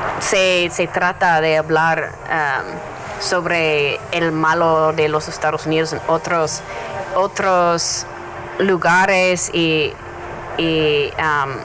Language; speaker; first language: Spanish; non-native, learner; English